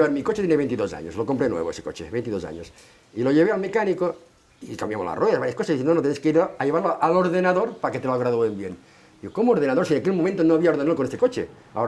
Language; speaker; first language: Spanish; native; Spanish